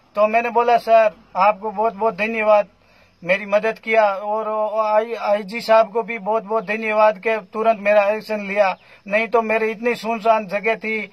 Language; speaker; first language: Hindi; native; Hindi